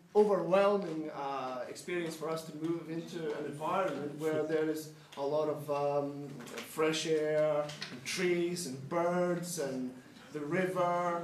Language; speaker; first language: English; native; English